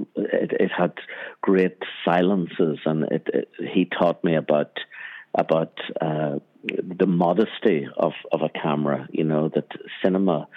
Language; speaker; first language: English; native; English